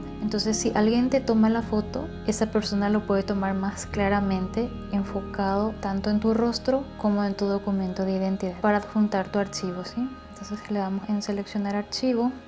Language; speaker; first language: Spanish; native; Spanish